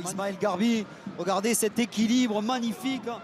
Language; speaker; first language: French; native; French